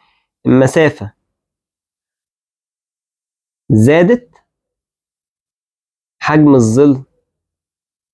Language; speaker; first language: Arabic; native; Arabic